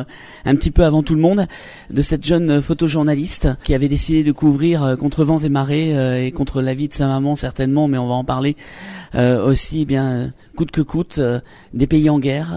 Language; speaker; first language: French; native; French